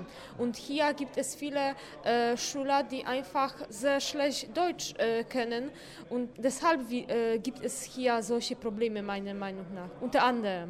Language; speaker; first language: German; non-native, fluent; Polish